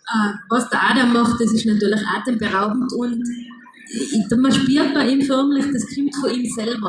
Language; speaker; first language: German; native; German